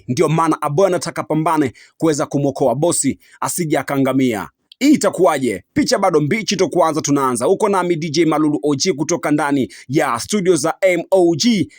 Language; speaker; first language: Swahili; native; Swahili